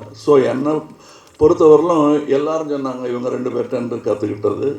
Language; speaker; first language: Tamil; native; Tamil